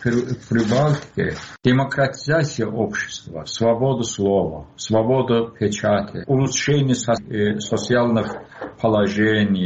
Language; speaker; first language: Russian; non-native, local second language; Azerbaijani